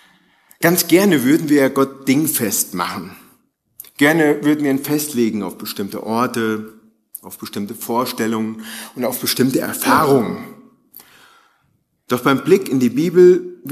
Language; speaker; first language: German; native; German